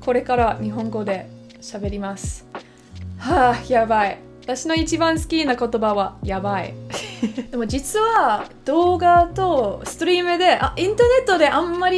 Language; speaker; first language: Japanese; non-native, learner; English